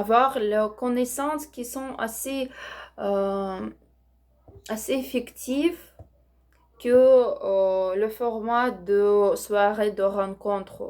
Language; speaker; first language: French; non-native, learner; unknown